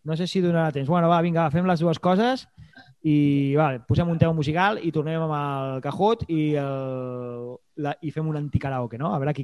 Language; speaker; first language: Catalan; native; Catalan